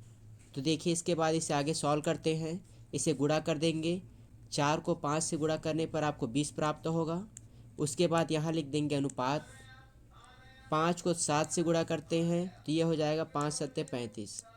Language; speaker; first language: Hindi; native; Hindi